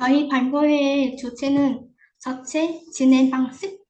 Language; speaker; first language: Korean; non-native, fluent; Vietnamese